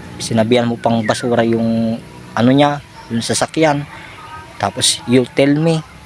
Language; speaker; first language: Filipino; native; Filipino